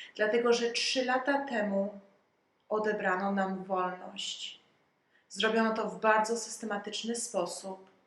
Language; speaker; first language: Polish; early bilingual, heritage; Polish